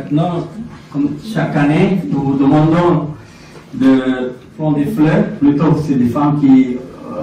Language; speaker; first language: French; non-native, learner; Sinhala